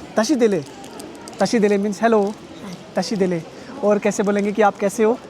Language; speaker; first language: Hindi; native; Hindi